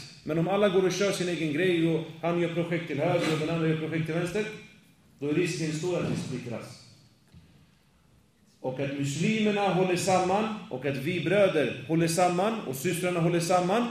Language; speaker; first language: Swedish; native; Swedish